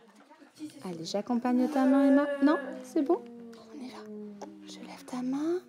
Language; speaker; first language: French; native; French